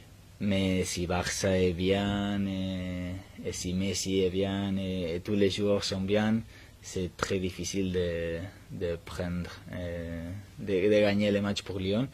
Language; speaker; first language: French; non-native, learner; Spanish